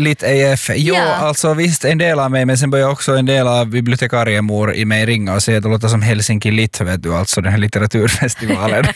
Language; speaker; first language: Swedish; native; Swedish